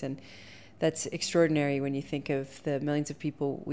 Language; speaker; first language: English; native; English